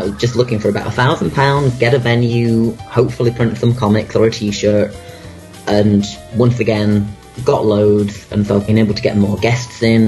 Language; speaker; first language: English; native; English